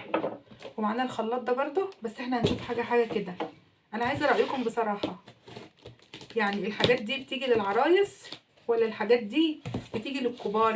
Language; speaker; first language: Arabic; native; Arabic